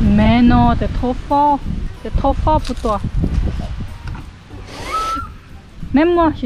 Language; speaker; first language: French; non-native, learner; Thai